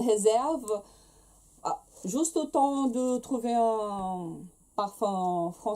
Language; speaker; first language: French; non-native, fluent; Portuguese